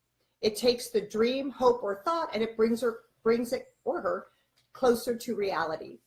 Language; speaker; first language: English; native; English